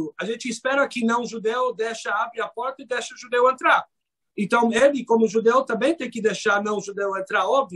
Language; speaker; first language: Portuguese; non-native, fluent; Hebrew